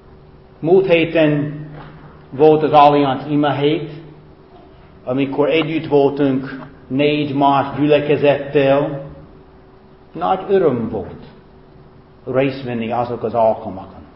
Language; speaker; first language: Hungarian; non-native, fluent; English